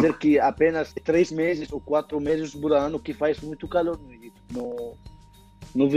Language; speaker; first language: Portuguese; non-native, fluent; Arabic